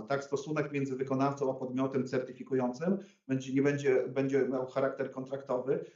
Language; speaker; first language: Polish; native; Polish